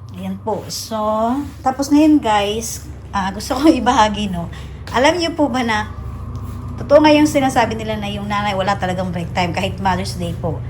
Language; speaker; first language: Filipino; non-native, local second language; Hiligaynon